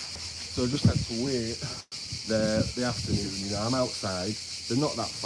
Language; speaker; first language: English; native; English